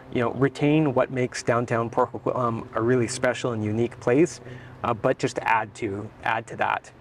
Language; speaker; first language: English; native; English